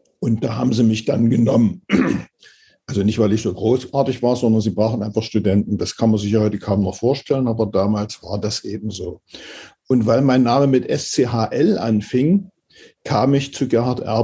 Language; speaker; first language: German; native; German